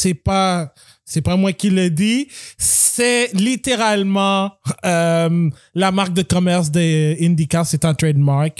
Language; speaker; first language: French; native; French